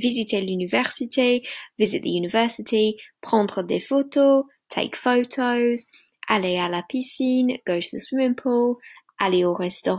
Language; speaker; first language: French; non-native, fluent; English